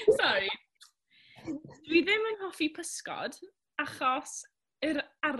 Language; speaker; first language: Welsh; non-native, learner; English